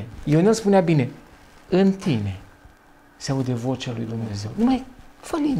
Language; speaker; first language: Romanian; native; Romanian